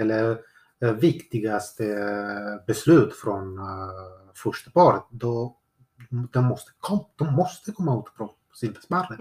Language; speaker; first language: Swedish; non-native, fluent; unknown